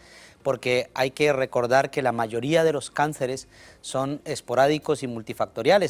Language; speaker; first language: Spanish; native; Spanish